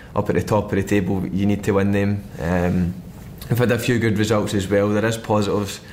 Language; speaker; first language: English; native; English